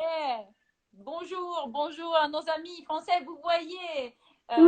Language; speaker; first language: French; non-native, learner; Italian